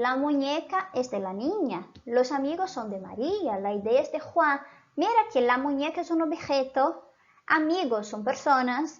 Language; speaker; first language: Spanish; non-native, fluent; Portuguese